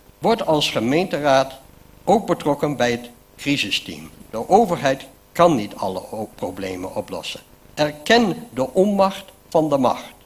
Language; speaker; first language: Dutch; native; Dutch